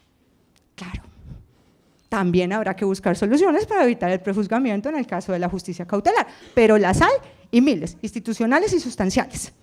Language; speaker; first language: Spanish; native; Spanish